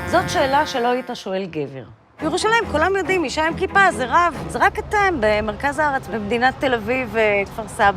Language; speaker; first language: Hebrew; native; Hebrew